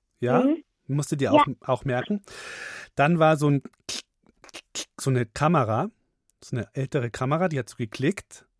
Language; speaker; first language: German; native; German